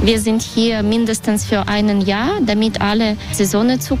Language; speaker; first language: German; non-native, fluent; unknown